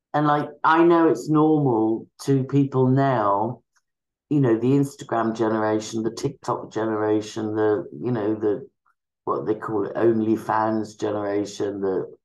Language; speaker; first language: English; native; English